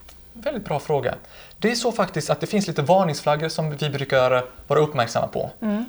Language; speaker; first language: Swedish; native; Swedish